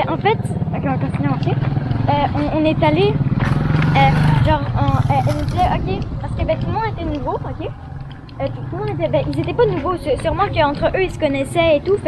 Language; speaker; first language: French; native; French